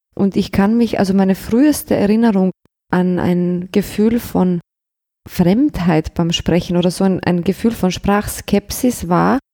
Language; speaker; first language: German; early bilingual, other home language; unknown